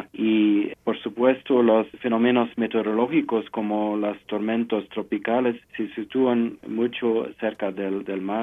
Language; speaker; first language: Spanish; non-native, fluent; French